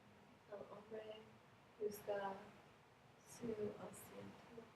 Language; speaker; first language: Spanish; non-native, learner; English